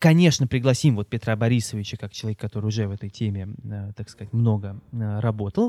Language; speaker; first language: Russian; native; Russian